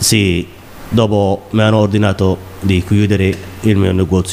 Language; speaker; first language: Italian; non-native, learner; Somali